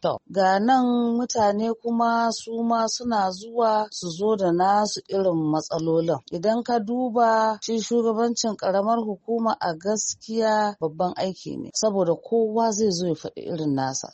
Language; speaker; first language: Hausa; native; Hausa